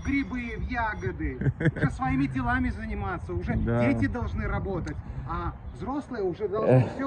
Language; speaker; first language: Russian; native; Russian